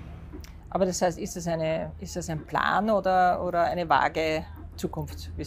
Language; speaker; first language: German; native; German